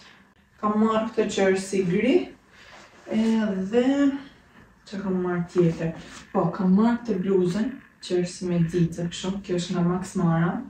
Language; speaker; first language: Albanian; native; Albanian